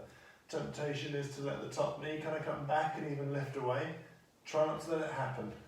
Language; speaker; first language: English; native; English